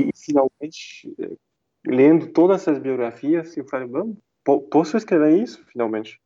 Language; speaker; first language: Portuguese; non-native, fluent; French